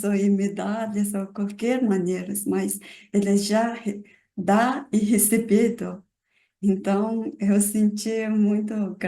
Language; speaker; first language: Portuguese; non-native, learner; Mongolian